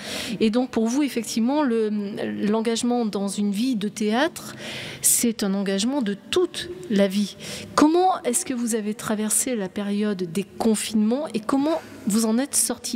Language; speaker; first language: French; native; French